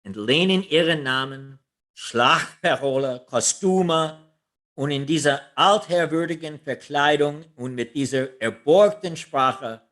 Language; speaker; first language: German; non-native, learner; English